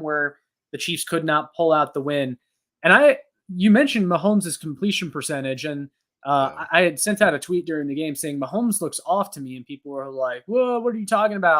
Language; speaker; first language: English; native; English